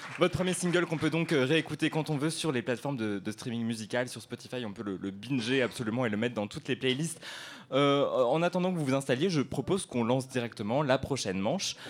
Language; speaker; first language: French; native; French